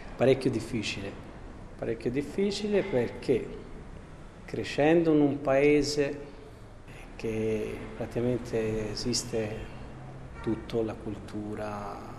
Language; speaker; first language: Italian; non-native, fluent; Albanian